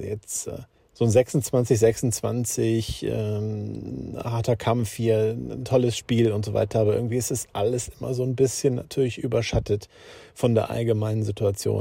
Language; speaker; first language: German; native; German